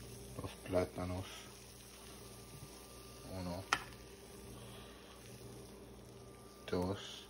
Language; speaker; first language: Spanish; non-native, learner; English